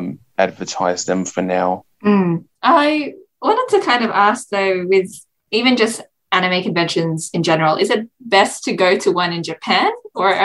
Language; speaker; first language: English; native; English